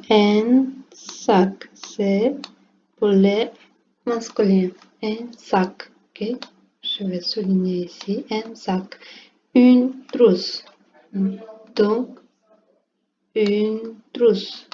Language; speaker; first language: French; non-native, learner; Portuguese